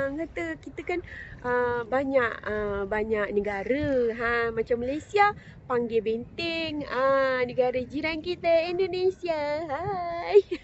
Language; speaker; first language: Malay; native; Malay